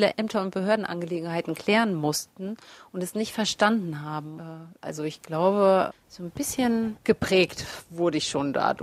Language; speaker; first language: German; early bilingual, other home language; Russian